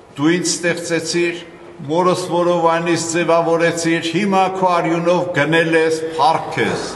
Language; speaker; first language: Armenian; native; Armenian